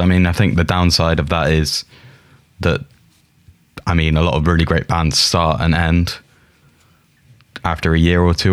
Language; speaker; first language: English; native; English